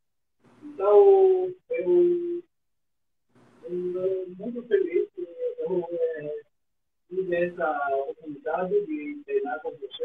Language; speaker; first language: Portuguese; non-native, learner; Greek